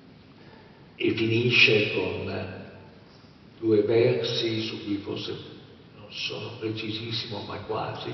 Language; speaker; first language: Italian; native; Italian